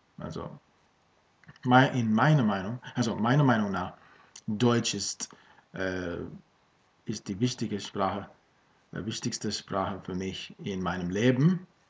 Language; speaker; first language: German; non-native, fluent; English